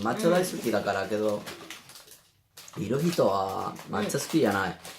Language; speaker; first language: Japanese; non-native, learner; Spanish